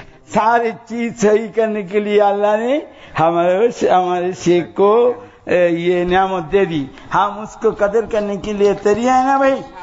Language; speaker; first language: Hindi; non-native, learner; Bangla